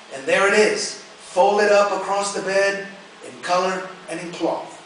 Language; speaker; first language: English; early bilingual, other home language; Spanish